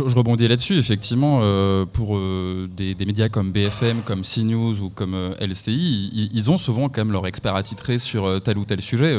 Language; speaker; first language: French; native; French